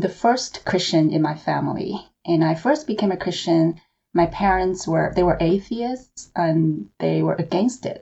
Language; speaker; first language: English; non-native, local second language; Cantonese